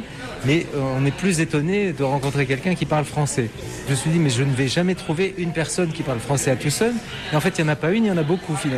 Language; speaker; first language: French; native; French